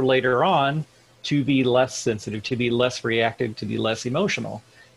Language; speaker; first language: English; native; English